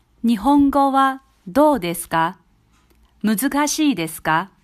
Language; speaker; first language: Japanese; non-native, fluent; Chinese